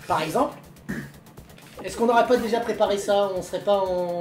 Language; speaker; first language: French; native; French